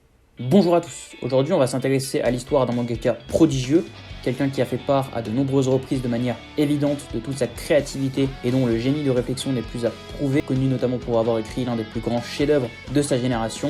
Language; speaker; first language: French; native; French